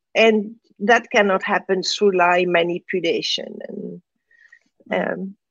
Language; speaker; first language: English; non-native, fluent; French